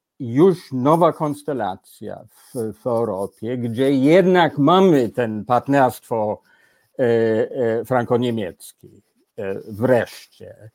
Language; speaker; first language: Polish; non-native, fluent; English